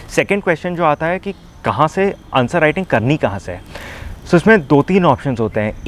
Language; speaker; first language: Hindi; native; Hindi